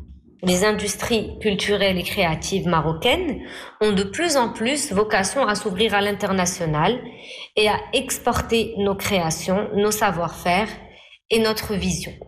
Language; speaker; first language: French; non-native, local second language; Arabic